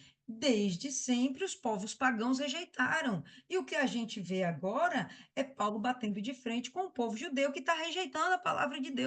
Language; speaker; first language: Portuguese; native; Portuguese